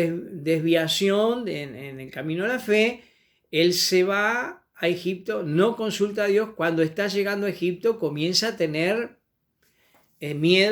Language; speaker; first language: Spanish; native; Spanish